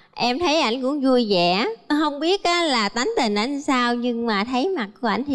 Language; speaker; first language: Vietnamese; native; Vietnamese